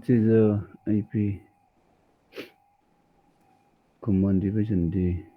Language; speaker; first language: English; non-native, learner; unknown